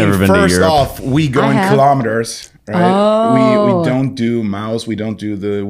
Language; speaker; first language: English; non-native, fluent; German